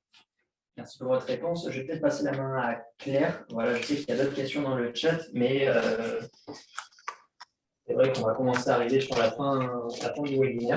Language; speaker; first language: French; native; French